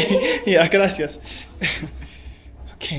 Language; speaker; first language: Spanish; non-native, fluent; German